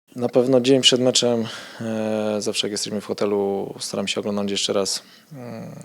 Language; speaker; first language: Polish; native; Polish